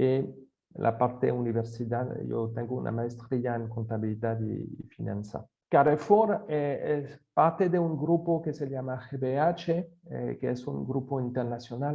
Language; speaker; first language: Spanish; non-native, fluent; French